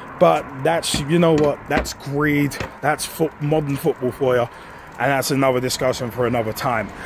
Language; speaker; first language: English; native; English